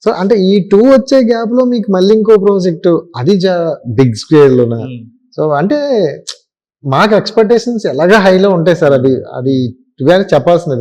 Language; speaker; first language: Telugu; native; Telugu